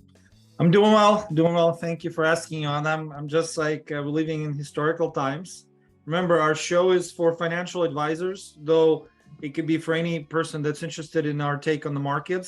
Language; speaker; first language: English; non-native, fluent; Russian